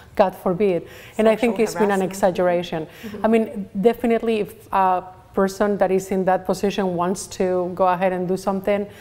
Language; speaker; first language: English; non-native, fluent; Spanish